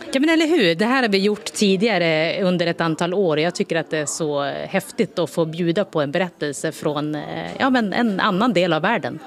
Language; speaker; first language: Swedish; native; Swedish